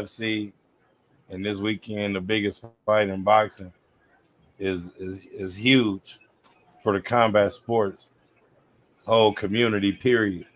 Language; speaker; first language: English; native; English